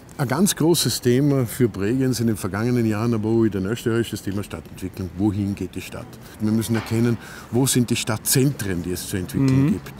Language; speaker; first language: German; native; German